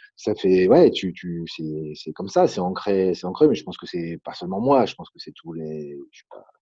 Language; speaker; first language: French; native; French